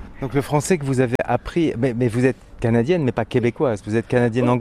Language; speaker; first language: French; native; French